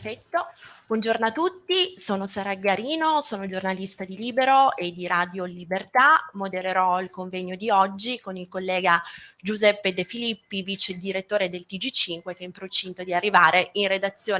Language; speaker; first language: Italian; native; Italian